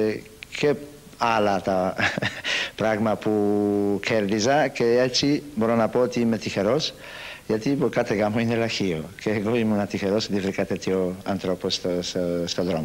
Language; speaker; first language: Greek; non-native, learner; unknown